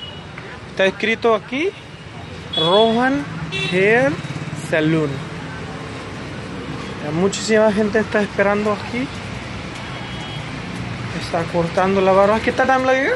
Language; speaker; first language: Spanish; non-native, fluent; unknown